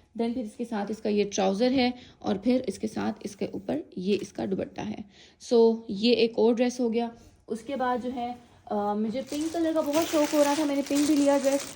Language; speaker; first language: Urdu; native; Urdu